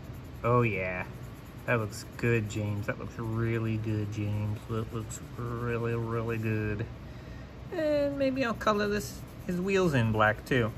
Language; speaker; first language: English; native; English